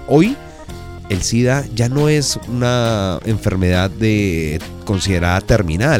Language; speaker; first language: Spanish; native; Spanish